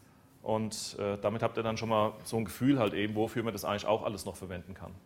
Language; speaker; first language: German; native; German